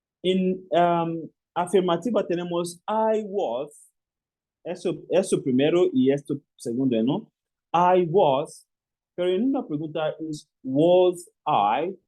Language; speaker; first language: Spanish; non-native, fluent; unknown